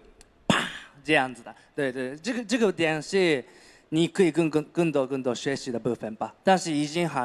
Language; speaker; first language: Chinese; non-native, fluent; Japanese